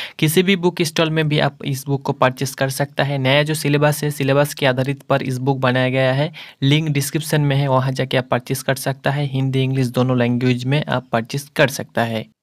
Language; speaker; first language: Hindi; non-native, local second language; Bangla